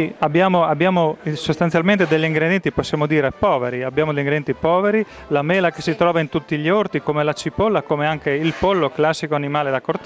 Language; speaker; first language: Italian; native; Italian